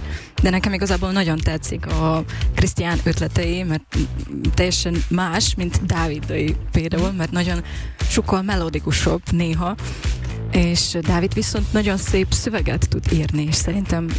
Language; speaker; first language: Hungarian; non-native, local second language; Ukrainian